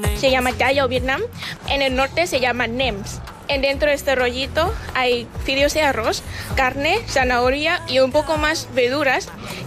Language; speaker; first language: Spanish; non-native, learner; Vietnamese